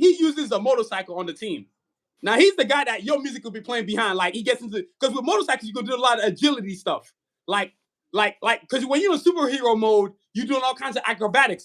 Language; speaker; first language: English; native; English